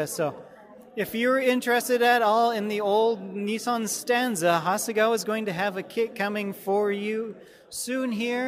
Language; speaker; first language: English; native; English